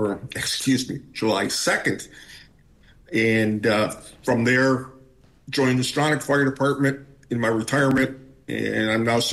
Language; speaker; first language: English; native; English